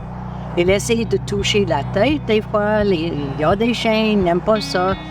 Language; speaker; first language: French; non-native, local second language; English